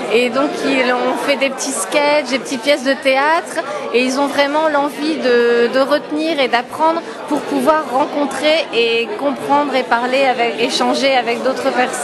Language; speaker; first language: French; native; French